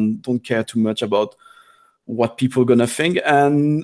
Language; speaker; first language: English; non-native, fluent; French